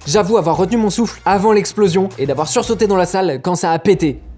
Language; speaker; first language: French; native; French